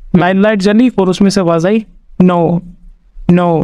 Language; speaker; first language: Hindi; native; Hindi